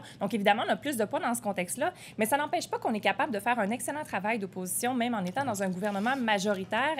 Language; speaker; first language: French; native; French